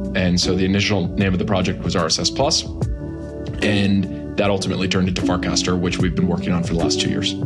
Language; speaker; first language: English; native; English